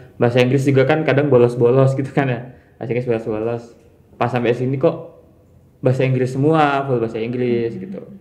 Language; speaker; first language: Indonesian; native; Indonesian